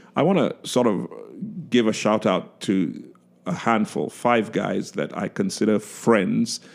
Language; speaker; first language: English; non-native, local second language; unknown